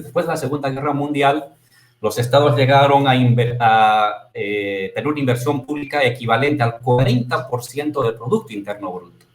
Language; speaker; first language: Spanish; native; Spanish